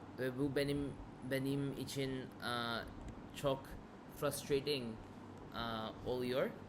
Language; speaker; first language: Turkish; non-native, learner; English